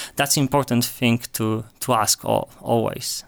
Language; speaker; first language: English; non-native, fluent; Polish